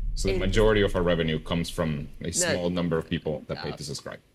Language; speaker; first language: English; non-native, fluent; Spanish